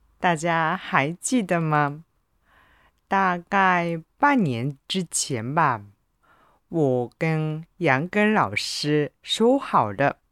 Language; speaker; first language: Chinese; non-native, fluent; Japanese